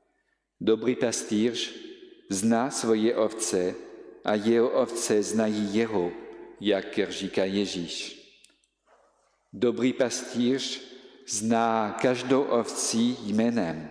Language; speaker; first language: Czech; non-native, fluent; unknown